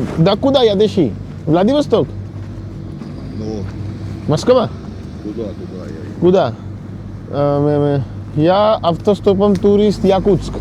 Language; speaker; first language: Russian; non-native, learner; Hindi